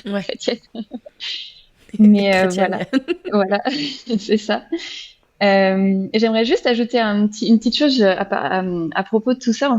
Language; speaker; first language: French; native; French